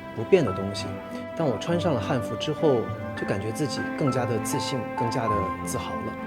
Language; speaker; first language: Chinese; native; Chinese